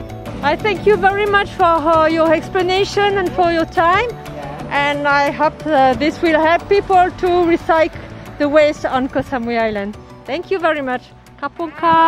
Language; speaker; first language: English; non-native, fluent; French